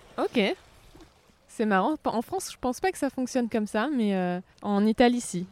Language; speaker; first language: French; native; French